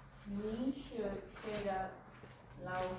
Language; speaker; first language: Chinese; non-native, learner; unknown